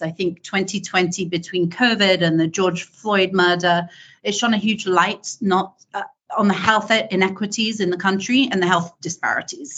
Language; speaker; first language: English; native; English